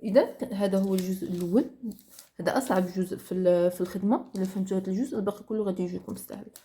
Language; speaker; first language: Arabic; native; Arabic